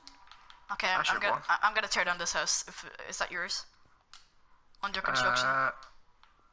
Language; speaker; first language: English; native; English